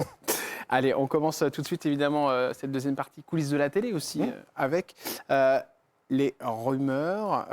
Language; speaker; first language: French; native; French